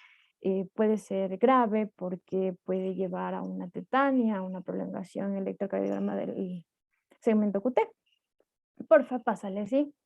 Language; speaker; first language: Spanish; native; Spanish